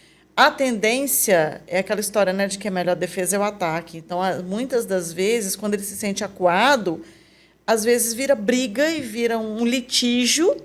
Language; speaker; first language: Portuguese; native; Portuguese